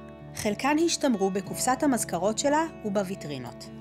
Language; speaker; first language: Hebrew; native; Hebrew